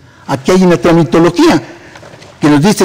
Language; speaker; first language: Spanish; native; Spanish